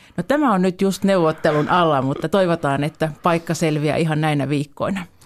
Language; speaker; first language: Finnish; native; Finnish